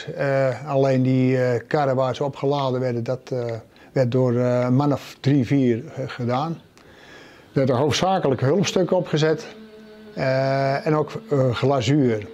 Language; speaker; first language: Dutch; native; Dutch